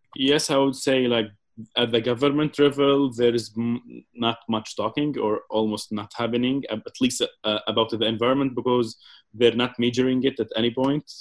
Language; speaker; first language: English; non-native, fluent; Arabic